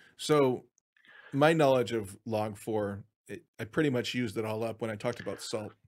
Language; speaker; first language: English; native; English